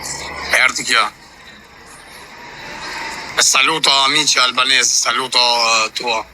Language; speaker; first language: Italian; non-native, learner; Albanian